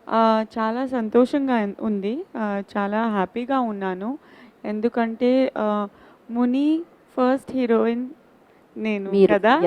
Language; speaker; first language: Telugu; non-native, learner; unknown